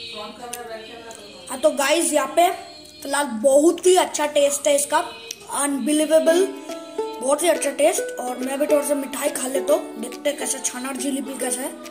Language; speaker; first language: Hindi; non-native, local second language; Bangla